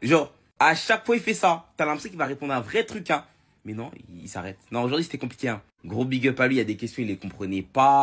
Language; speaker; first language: French; native; French